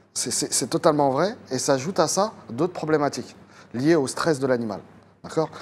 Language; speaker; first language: French; native; French